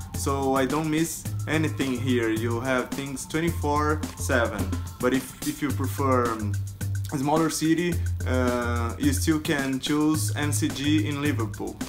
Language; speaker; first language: English; non-native, fluent; Portuguese